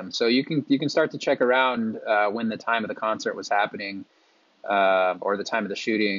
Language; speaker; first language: English; native; English